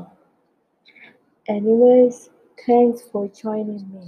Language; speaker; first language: English; non-native, local second language; Malay